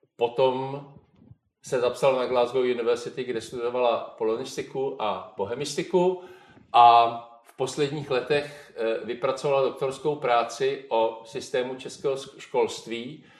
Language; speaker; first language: Czech; native; Czech